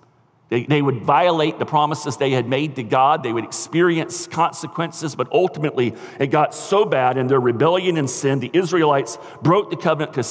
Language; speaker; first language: English; native; English